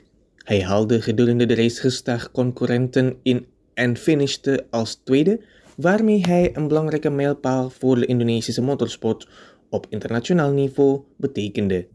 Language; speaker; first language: Dutch; non-native, fluent; Indonesian